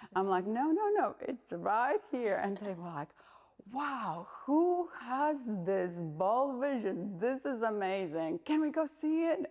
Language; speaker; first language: English; non-native, fluent; Latvian